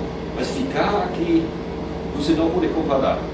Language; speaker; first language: Portuguese; non-native, fluent; German